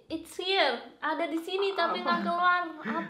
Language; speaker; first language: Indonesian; non-native, fluent; Spanish